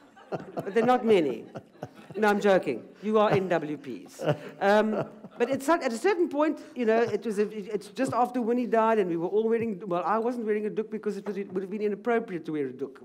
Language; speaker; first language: English; native; English